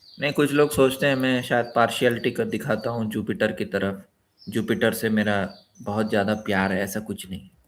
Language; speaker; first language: Hindi; non-native, local second language; Telugu